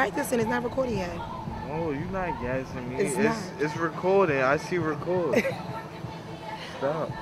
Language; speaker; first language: English; native; English